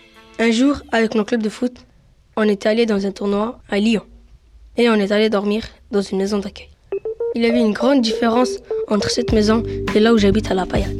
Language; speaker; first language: French; early bilingual, other home language; Arabic